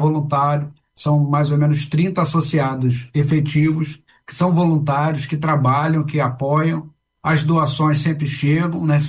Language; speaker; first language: Portuguese; native; Portuguese